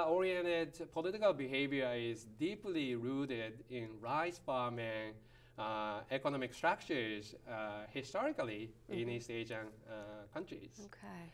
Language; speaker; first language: English; non-native, fluent; Japanese